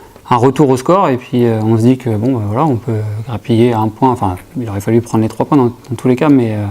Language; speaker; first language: French; native; French